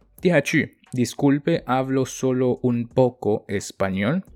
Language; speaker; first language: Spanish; non-native, fluent; Chinese